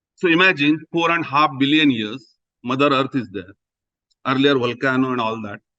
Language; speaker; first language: English; non-native, local second language; Marathi